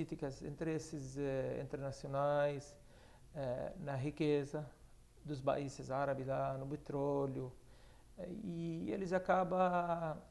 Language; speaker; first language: Portuguese; non-native, fluent; Arabic